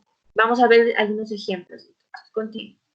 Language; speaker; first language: Spanish; native; Spanish